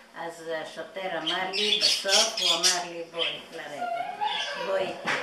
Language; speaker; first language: Hebrew; non-native, fluent; Yiddish